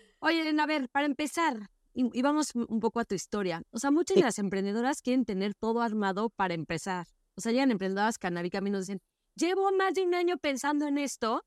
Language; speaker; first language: Spanish; native; Spanish